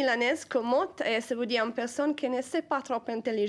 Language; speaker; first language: French; non-native, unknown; Italian